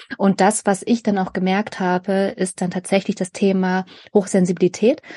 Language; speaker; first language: German; early bilingual, other home language; Vietnamese